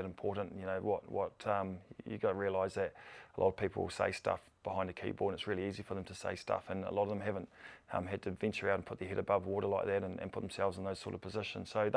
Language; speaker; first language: English; native; English